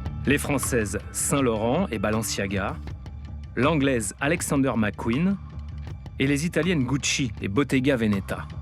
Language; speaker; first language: French; native; French